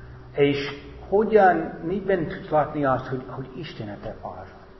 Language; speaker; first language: Hungarian; non-native, fluent; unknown